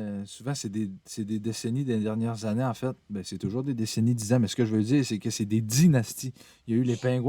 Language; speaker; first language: French; native; French